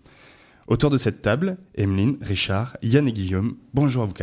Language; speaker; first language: French; native; French